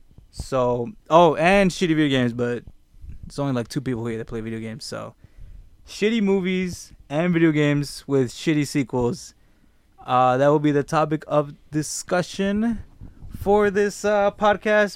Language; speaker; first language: English; native; English